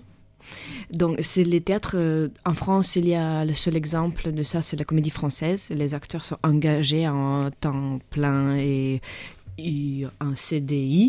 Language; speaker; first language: French; non-native, fluent; Russian